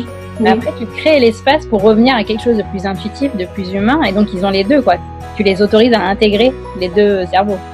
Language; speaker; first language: French; native; French